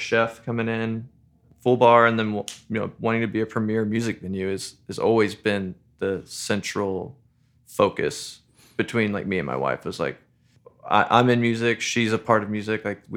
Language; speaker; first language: English; native; English